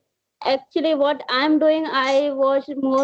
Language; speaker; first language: English; non-native, learner; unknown